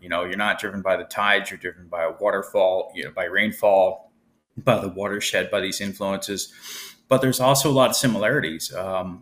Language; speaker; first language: English; native; English